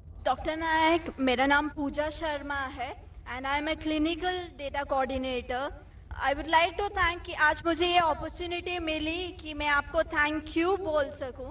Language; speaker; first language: Hindi; native; Hindi